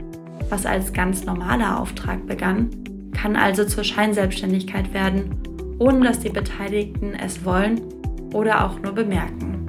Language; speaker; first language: German; native; German